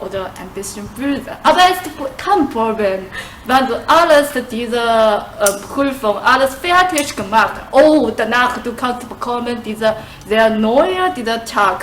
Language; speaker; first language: German; non-native, learner; Chinese